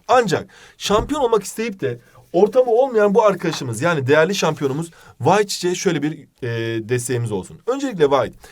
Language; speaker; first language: Turkish; native; Turkish